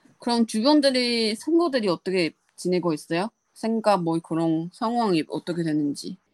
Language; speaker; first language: Korean; non-native, learner; Chinese